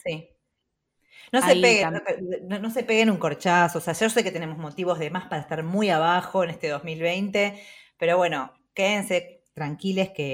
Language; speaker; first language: Spanish; native; Spanish